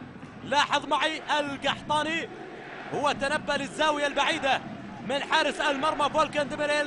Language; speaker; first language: Arabic; native; Arabic